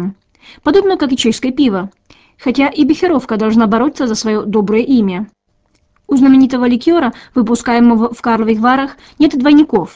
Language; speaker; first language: Russian; native; Russian